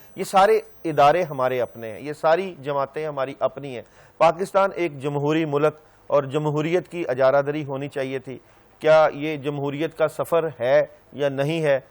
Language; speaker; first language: Urdu; native; Urdu